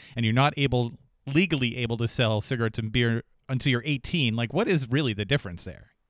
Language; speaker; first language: English; native; English